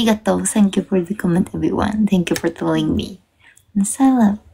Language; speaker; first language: English; non-native, fluent; Japanese